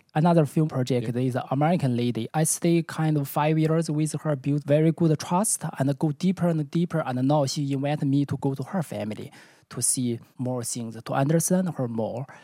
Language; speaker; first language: English; non-native, learner; Chinese